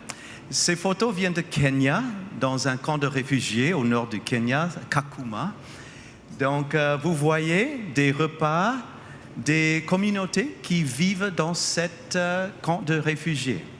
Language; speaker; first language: French; non-native, fluent; English